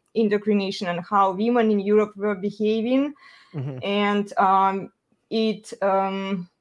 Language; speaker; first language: English; non-native, fluent; Russian